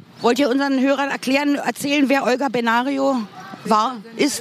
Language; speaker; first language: German; native; German